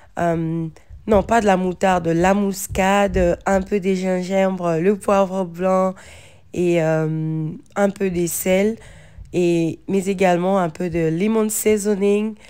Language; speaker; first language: French; non-native, local second language; Lingala